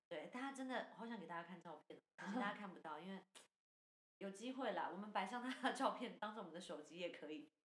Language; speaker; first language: Chinese; native; Chinese